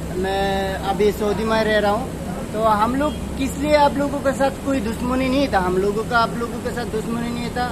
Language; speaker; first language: Hindi; non-native, learner; Bangla